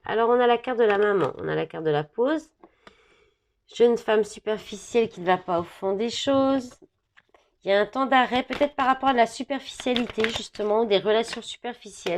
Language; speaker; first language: French; native; French